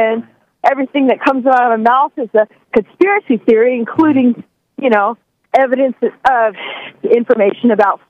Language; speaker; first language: English; native; English